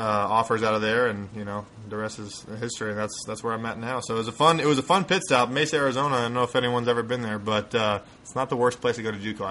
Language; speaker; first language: English; native; English